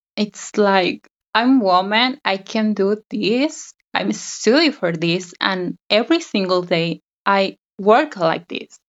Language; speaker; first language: English; non-native, learner; Spanish